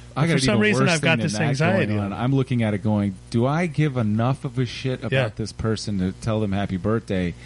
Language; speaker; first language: English; native; English